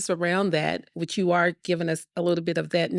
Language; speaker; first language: English; native; English